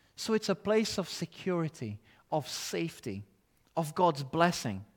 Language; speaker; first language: English; non-native, fluent; Portuguese